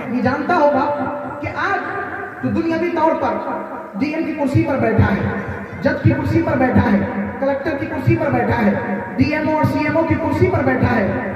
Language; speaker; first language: Hindi; native; Hindi